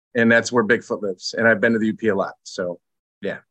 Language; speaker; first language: English; native; English